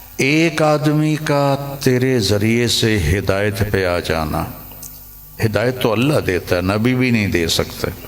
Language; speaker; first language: Urdu; native; Urdu